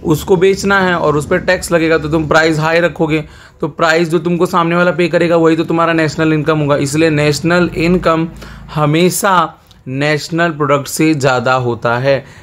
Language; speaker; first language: Hindi; non-native, local second language; Gujarati